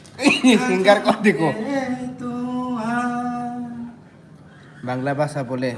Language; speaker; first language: Hindi; non-native, local second language; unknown